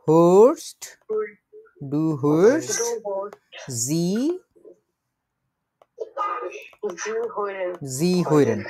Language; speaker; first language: German; non-native, learner; Bangla